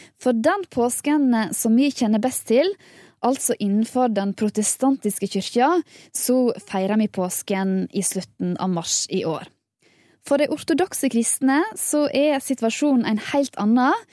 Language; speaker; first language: Norwegian; native; Norwegian